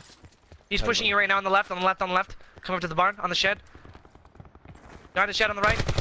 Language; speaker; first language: English; native; English